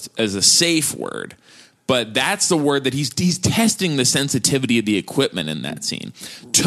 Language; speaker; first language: English; native; English